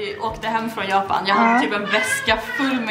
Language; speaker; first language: Swedish; native; Swedish